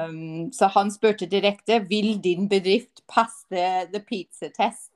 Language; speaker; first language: Norwegian; non-native, fluent; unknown